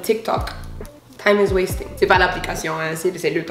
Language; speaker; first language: French; native; French